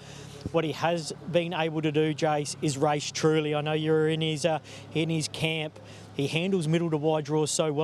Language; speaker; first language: English; native; English